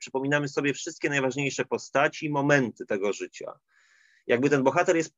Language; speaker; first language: Polish; native; Polish